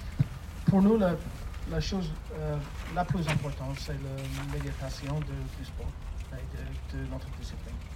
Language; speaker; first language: French; non-native, fluent; English